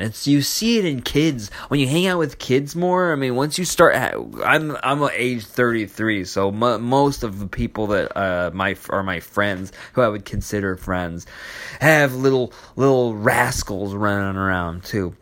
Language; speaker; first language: English; native; English